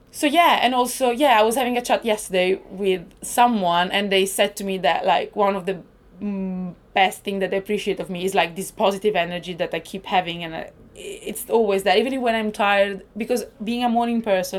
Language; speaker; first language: English; non-native, fluent; Italian